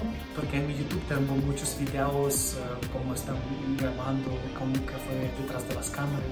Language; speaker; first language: Spanish; non-native, fluent; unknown